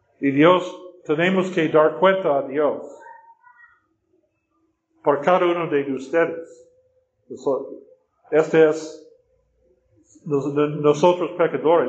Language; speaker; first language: Spanish; non-native, fluent; English